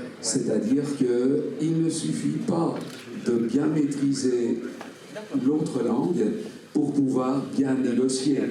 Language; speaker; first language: French; non-native, fluent; Dutch